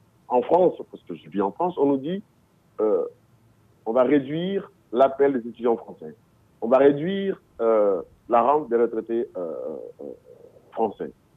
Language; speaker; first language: French; non-native, local second language; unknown